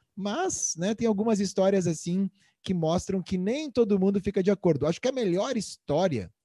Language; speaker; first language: Portuguese; native; Portuguese